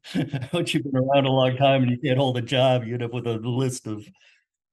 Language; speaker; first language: English; native; English